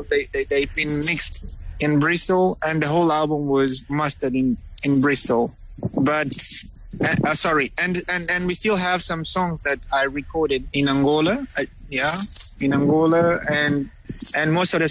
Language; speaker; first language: English; non-native, fluent; Kongo